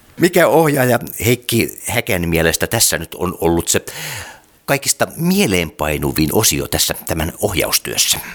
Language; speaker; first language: Finnish; native; Finnish